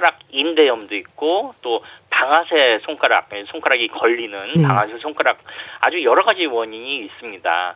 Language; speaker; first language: Korean; native; Korean